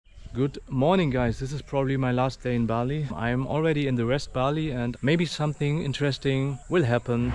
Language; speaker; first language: English; non-native, fluent; German